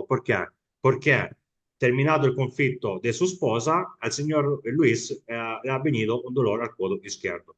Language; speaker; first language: Spanish; non-native, fluent; Italian